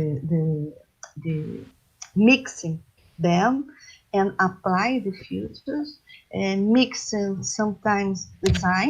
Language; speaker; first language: English; non-native, learner; Portuguese